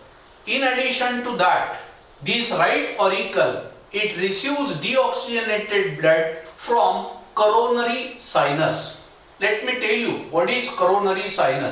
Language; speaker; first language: English; non-native, local second language; Marathi